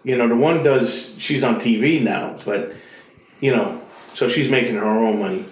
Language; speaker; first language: English; native; English